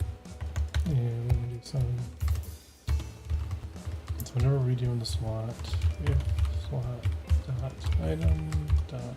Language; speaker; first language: English; native; English